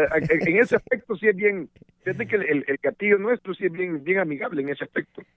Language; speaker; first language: Spanish; native; Spanish